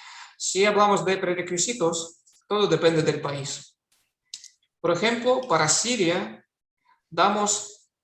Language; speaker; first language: Spanish; non-native, fluent; Russian